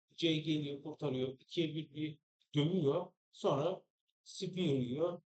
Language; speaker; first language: Turkish; native; Turkish